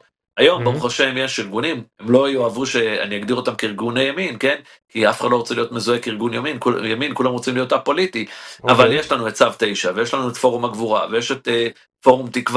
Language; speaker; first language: Hebrew; native; Hebrew